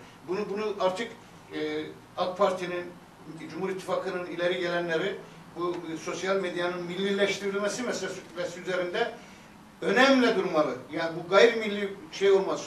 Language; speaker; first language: Turkish; native; Turkish